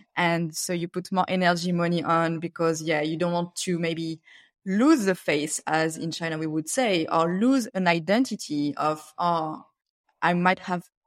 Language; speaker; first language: English; non-native, fluent; French